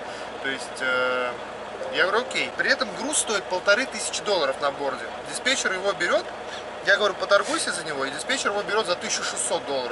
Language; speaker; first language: Russian; native; Russian